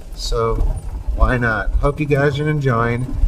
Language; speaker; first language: English; native; English